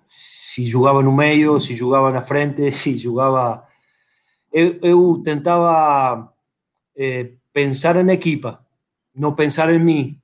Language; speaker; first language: Portuguese; non-native, fluent; Spanish